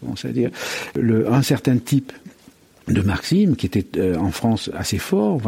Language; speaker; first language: French; native; French